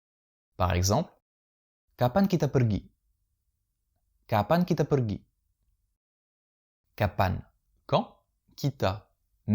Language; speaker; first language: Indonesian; non-native, fluent; French